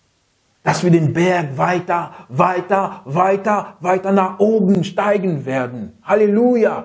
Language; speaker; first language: German; non-native, fluent; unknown